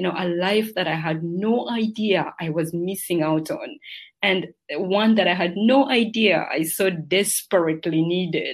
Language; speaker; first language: English; non-native, local second language; Ganda